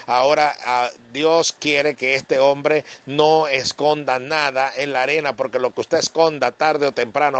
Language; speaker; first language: Spanish; native; Spanish